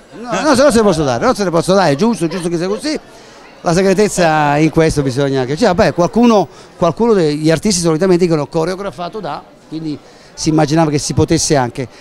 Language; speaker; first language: Italian; native; Italian